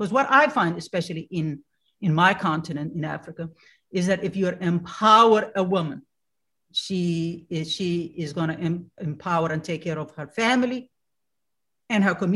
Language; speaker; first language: English; non-native, fluent; Somali